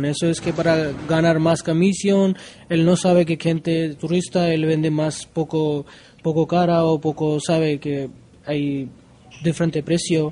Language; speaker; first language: Spanish; non-native, learner; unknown